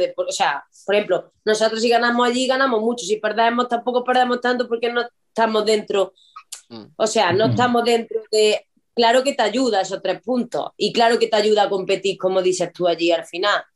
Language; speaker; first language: Spanish; native; Spanish